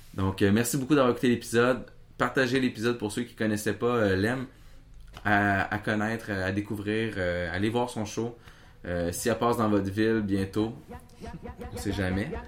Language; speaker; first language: French; native; French